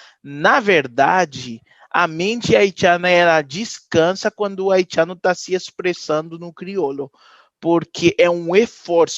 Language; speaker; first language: Portuguese; non-native, fluent; Haitian Creole